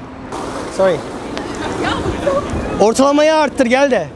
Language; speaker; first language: Turkish; native; Turkish